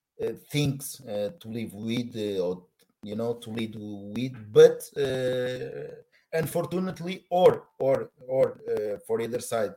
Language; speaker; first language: English; non-native, learner; Portuguese